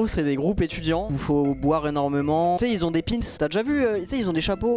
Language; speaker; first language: French; native; French